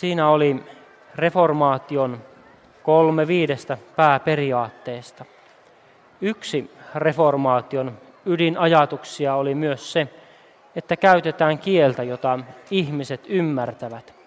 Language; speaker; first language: Finnish; native; Finnish